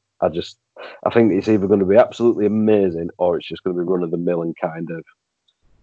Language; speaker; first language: English; native; English